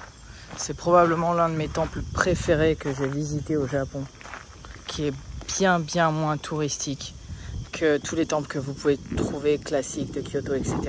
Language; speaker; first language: French; native; French